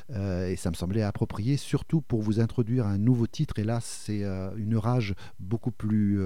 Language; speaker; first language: French; native; French